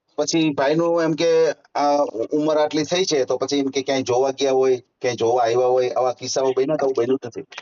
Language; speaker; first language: Gujarati; native; Gujarati